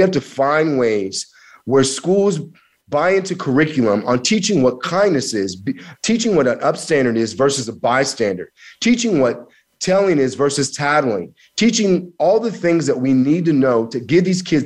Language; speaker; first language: English; native; English